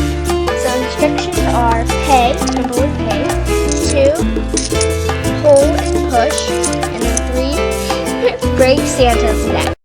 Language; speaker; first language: English; native; English